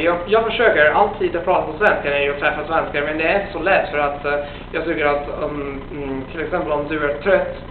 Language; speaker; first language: Swedish; non-native, fluent; Italian